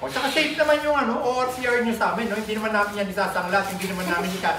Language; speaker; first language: Filipino; native; Filipino